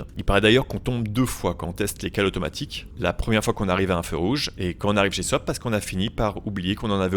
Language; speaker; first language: French; native; French